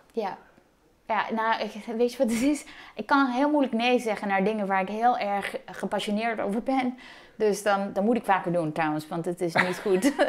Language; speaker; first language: Dutch; non-native, fluent; English